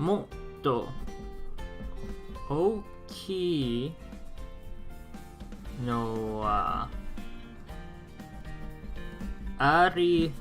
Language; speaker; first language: Japanese; non-native, learner; English